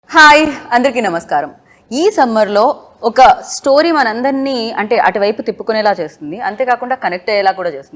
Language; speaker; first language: Telugu; native; Telugu